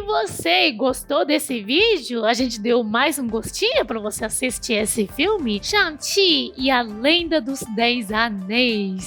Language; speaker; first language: Portuguese; non-native, fluent; Chinese